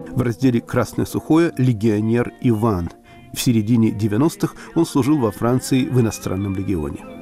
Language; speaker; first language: Russian; native; Russian